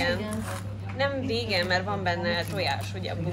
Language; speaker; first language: Hungarian; early bilingual, heritage; English